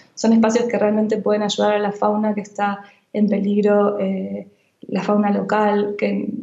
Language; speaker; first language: Spanish; native; Spanish